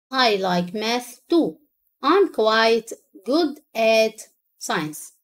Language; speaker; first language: English; non-native, fluent; Arabic